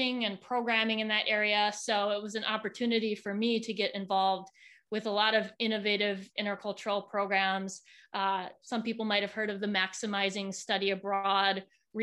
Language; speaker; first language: English; native; English